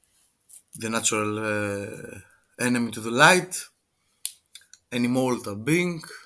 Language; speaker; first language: English; non-native, fluent; Greek